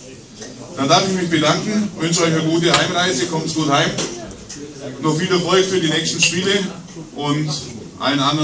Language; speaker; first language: German; native; German